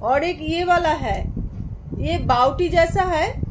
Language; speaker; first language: Hindi; non-native, local second language; Bangla